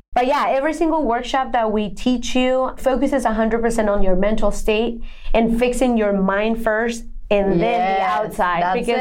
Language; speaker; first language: English; non-native, fluent; Spanish